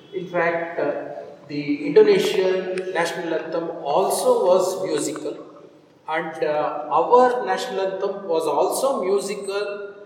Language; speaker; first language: English; non-native, local second language; Kannada